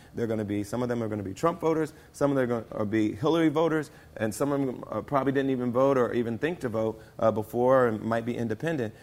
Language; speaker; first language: English; native; English